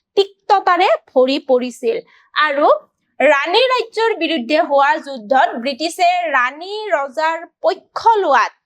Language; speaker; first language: Assamese; native; Assamese